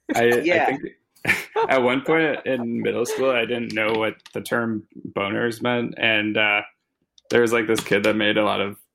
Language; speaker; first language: English; native; English